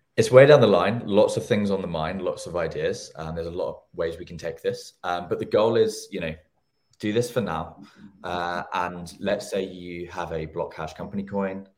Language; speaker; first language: English; native; English